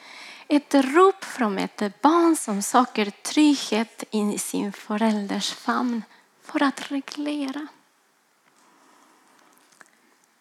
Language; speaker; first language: Swedish; non-native, fluent; Spanish